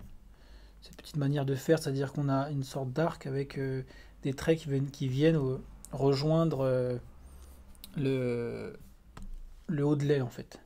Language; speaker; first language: French; native; French